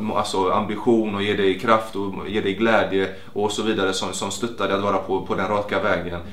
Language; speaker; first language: Swedish; native; Swedish